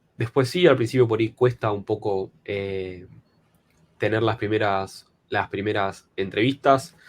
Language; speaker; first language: Spanish; native; Spanish